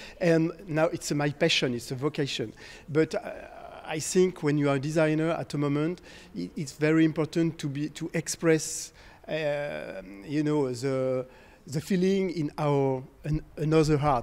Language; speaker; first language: English; non-native, fluent; French